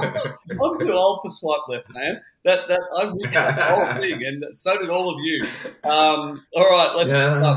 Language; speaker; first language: English; native; English